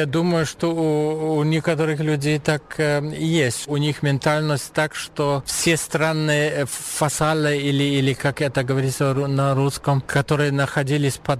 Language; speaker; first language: Russian; non-native, fluent; German